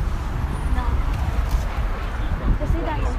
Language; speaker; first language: Russian; non-native, learner; Chinese